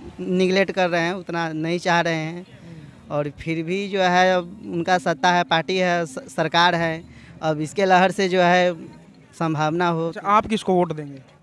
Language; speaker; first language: Hindi; native; Hindi